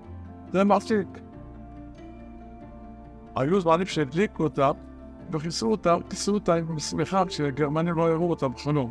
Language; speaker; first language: Hebrew; early bilingual, other home language; Arabic